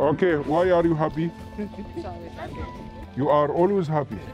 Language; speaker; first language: English; non-native, fluent; Arabic